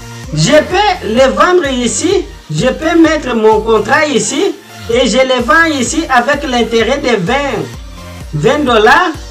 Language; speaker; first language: French; non-native, fluent; Portuguese